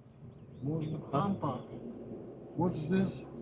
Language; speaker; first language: Russian; non-native, local second language; Uzbek